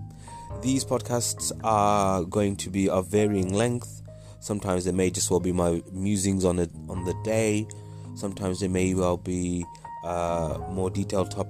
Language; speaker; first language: English; native; English